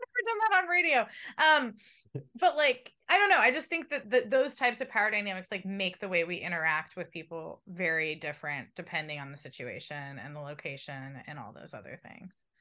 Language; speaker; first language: English; native; English